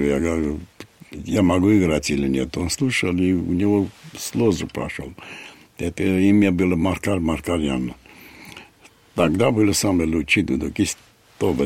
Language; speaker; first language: Russian; non-native, fluent; Armenian